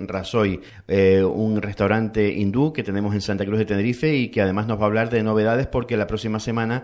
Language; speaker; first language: Spanish; native; Spanish